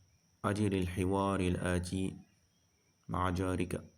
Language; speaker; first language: Arabic; non-native, fluent; French